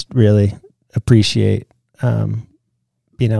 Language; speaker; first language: English; native; English